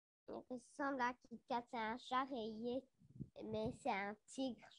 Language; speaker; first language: French; non-native, local second language; Arabic